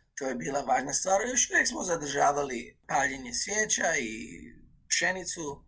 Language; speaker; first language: Croatian; native; Croatian